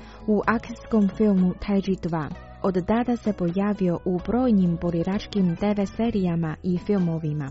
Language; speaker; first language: Croatian; non-native, fluent; Chinese